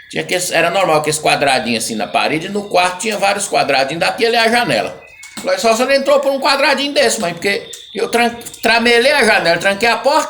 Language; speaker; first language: Portuguese; native; Portuguese